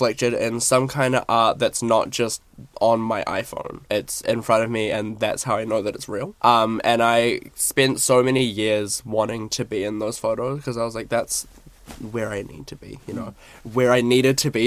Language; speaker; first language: English; native; English